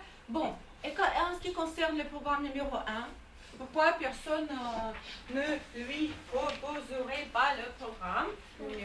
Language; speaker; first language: French; non-native, fluent; Russian